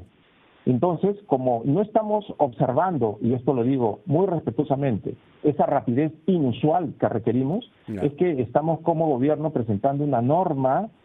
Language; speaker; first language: Spanish; native; Spanish